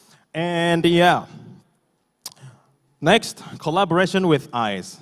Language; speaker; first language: English; non-native, fluent; Indonesian